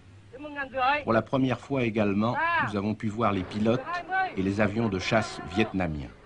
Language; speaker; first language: French; native; French